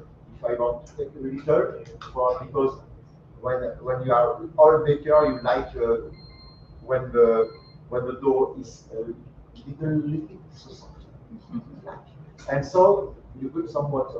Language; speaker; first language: English; non-native, learner; French